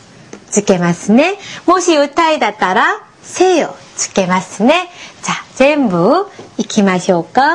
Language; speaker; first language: Japanese; non-native, fluent; Korean